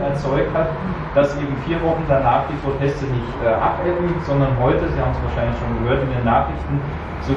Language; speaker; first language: German; native; German